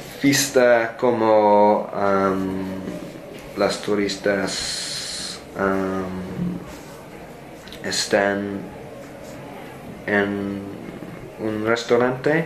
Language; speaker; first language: Spanish; non-native, learner; English